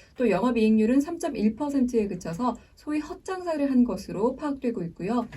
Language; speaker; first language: Korean; native; Korean